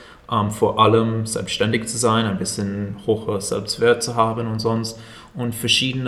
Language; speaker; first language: German; non-native, fluent; English